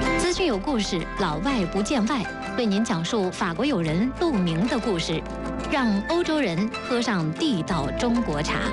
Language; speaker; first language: Chinese; native; Chinese